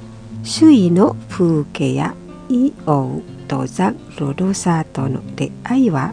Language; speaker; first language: Japanese; non-native, fluent; Indonesian